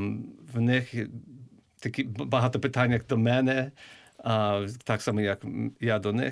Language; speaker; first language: Ukrainian; early bilingual, heritage; English